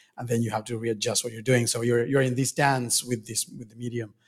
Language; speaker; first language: English; non-native, fluent; Spanish